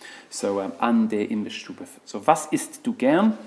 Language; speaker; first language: German; non-native, fluent; English